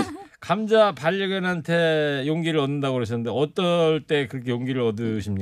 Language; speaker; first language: Korean; native; Korean